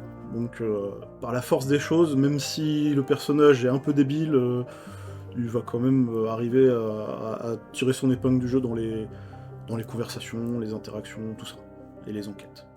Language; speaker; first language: French; native; French